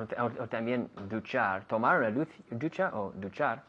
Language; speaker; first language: Spanish; non-native, fluent; English